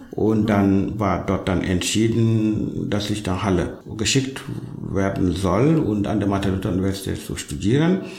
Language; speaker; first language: German; non-native, fluent; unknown